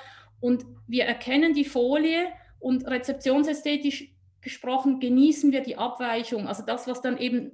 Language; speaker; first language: German; native; German